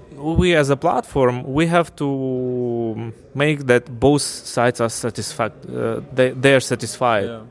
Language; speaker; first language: English; non-native, fluent; Ukrainian